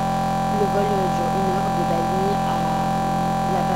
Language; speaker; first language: French; native; French